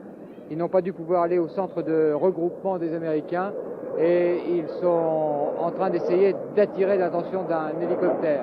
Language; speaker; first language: French; native; French